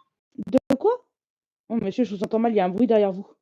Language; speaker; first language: French; native; French